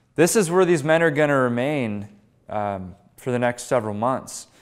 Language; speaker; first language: English; native; English